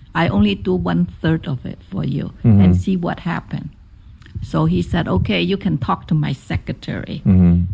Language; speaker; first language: English; non-native, fluent; Chinese